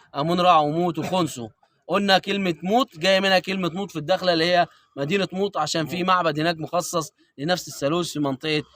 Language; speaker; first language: Egyptian Arabic; native; Egyptian Arabic